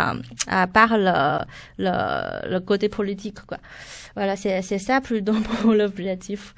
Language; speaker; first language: French; non-native, fluent; Chinese